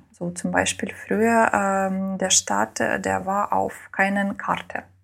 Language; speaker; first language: German; non-native, learner; Ukrainian